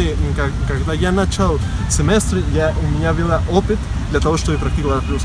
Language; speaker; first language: Russian; non-native, learner; Spanish